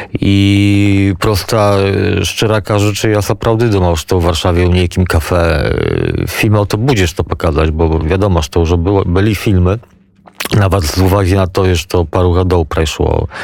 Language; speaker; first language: Polish; non-native, local second language; Belarusian